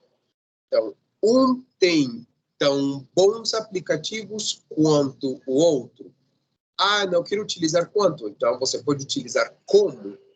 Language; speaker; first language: Portuguese; non-native, fluent; Spanish